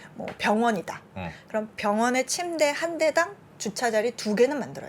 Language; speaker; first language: Korean; native; Korean